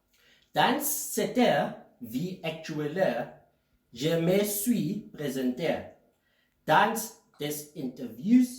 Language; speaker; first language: French; non-native, learner; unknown